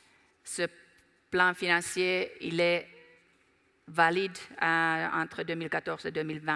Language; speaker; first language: French; non-native, fluent; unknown